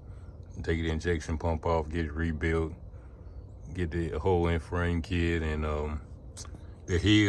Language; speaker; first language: English; native; English